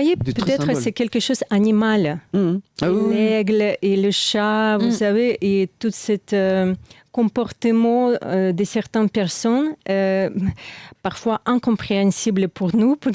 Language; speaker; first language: French; non-native, fluent; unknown